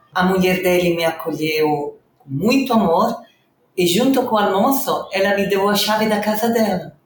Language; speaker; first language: Portuguese; non-native, fluent; Italian